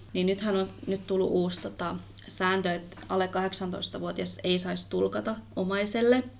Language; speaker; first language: Finnish; early bilingual, other home language; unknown